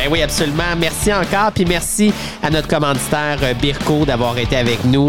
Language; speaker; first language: French; native; French